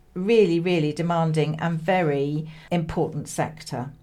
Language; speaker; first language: English; native; English